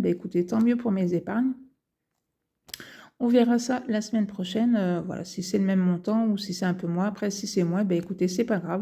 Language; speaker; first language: French; native; French